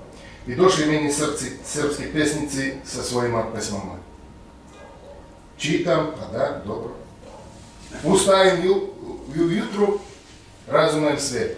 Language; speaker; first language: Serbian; non-native, fluent; Russian